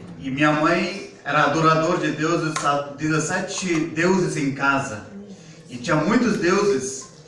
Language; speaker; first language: Portuguese; non-native, fluent; Hindi